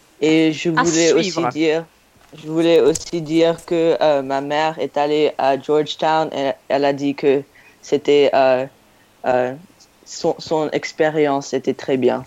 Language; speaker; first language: French; non-native, learner; English